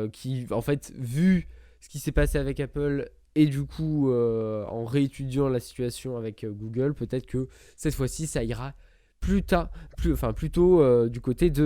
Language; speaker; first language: French; native; French